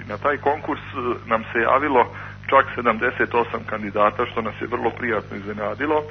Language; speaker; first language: Croatian; native; Croatian